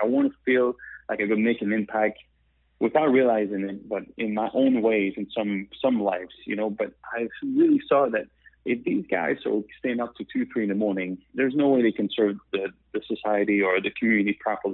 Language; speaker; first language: English; non-native, fluent; French